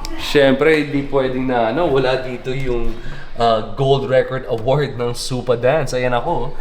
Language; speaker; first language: Filipino; non-native, local second language; Cebuano